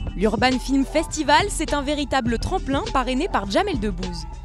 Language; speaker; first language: French; native; French